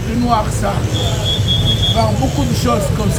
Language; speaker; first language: French; non-native, learner; Arabic